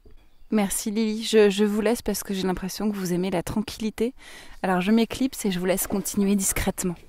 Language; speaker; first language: French; native; French